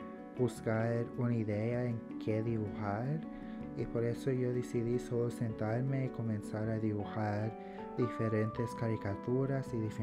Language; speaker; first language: Spanish; early bilingual, heritage; English